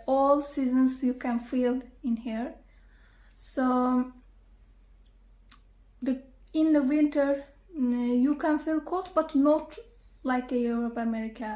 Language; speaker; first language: English; non-native, learner; Azerbaijani